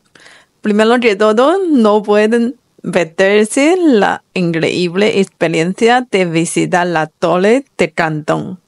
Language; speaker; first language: Spanish; non-native, fluent; Chinese